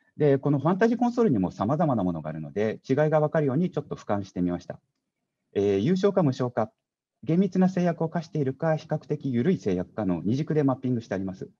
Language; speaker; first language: Japanese; native; Japanese